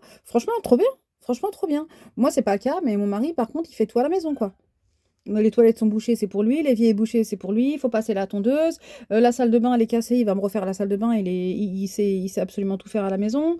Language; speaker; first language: French; native; French